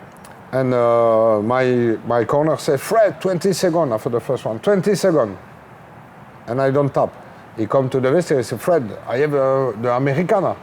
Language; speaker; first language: English; non-native, learner; French